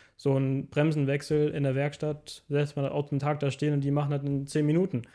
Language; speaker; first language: German; native; German